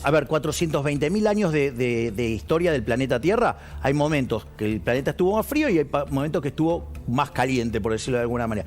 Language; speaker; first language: Spanish; native; Spanish